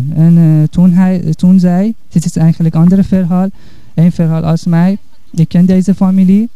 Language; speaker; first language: Dutch; non-native, learner; Persian